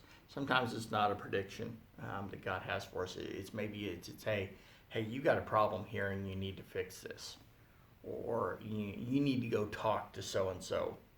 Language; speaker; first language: English; native; English